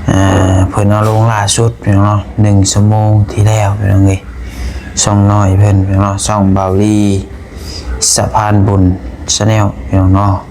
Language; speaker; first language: Thai; non-native, local second language; Lao